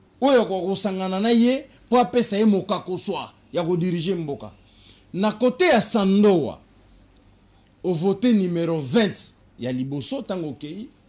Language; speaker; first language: Lingala; non-native, local second language; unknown